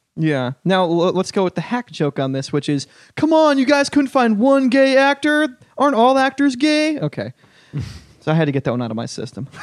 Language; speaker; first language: English; native; English